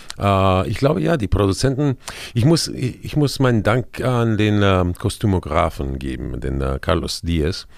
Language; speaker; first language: German; non-native, fluent; Spanish